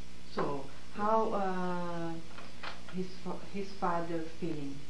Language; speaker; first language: English; non-native, learner; Portuguese